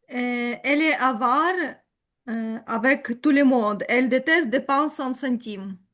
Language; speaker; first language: French; non-native, learner; Ukrainian